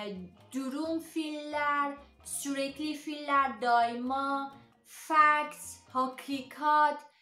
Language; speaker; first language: Turkish; non-native, learner; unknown